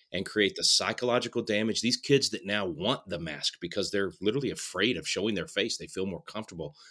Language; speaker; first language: English; native; English